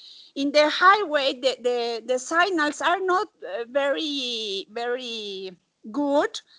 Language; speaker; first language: English; non-native, learner; Spanish